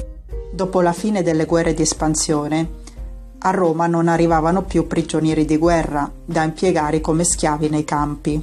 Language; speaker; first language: Italian; native; Italian